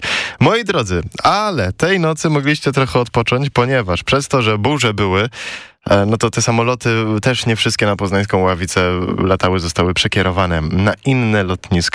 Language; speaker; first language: Polish; native; Polish